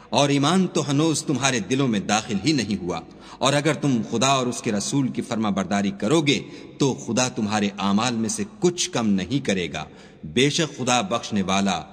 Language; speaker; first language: Urdu; native; Urdu